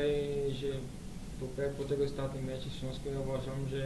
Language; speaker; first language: Polish; non-native, learner; Portuguese